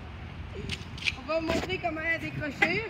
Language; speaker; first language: French; native; French